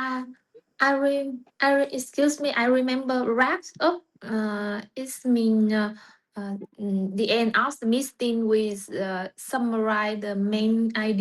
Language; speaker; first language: English; non-native, learner; Vietnamese